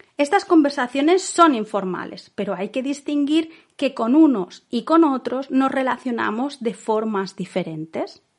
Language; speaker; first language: Spanish; native; Spanish